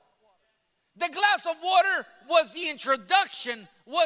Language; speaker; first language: English; early bilingual, other home language; Spanish